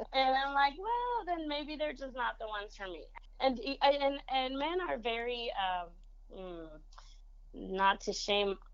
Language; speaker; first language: English; early bilingual, other home language; Spanish